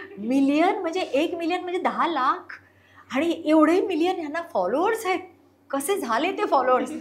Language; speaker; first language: Marathi; non-native, local second language; Konkani